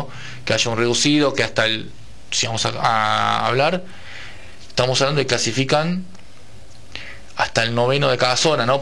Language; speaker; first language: Spanish; native; Spanish